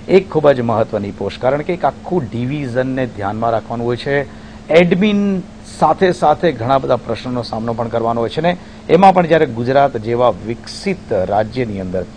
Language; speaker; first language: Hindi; non-native, local second language; Gujarati